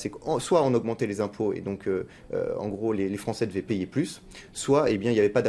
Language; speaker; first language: French; native; French